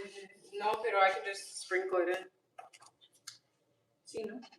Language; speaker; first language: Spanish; non-native, learner; English